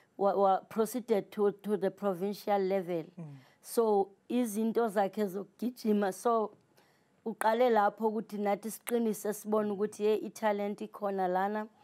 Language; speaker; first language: Zulu; native; Zulu